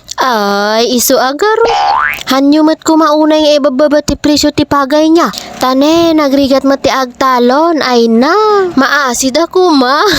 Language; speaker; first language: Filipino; non-native, local second language; Iloko